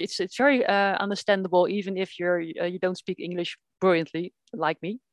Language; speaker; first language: English; non-native, fluent; Dutch